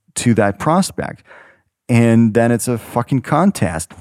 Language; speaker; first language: English; non-native, fluent; Ukrainian